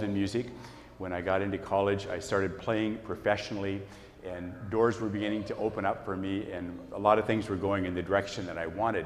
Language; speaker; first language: English; native; English